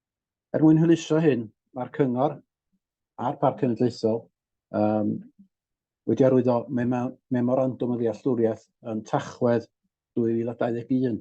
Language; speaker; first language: Welsh; native; Welsh